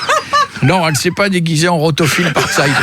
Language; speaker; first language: French; native; French